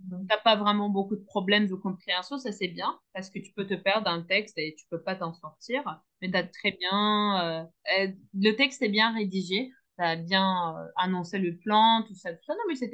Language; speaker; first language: French; non-native, fluent; Turkish